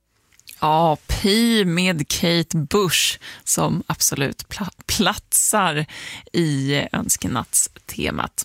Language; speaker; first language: Swedish; native; Swedish